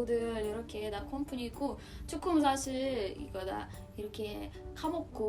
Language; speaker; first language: Korean; non-native, learner; Russian